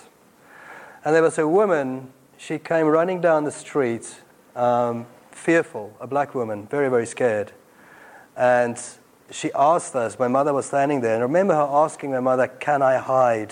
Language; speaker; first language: English; non-native, local second language; Afrikaans